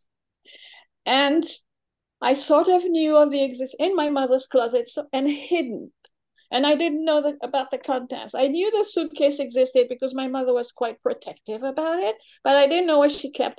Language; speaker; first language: English; non-native, fluent; French